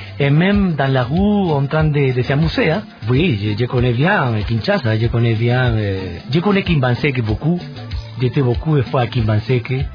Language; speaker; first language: French; non-native, fluent; Spanish